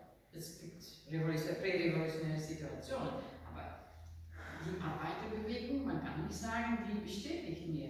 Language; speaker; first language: German; non-native, learner; Dutch